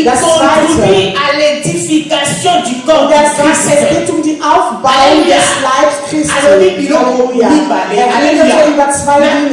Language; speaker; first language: German; non-native, fluent; French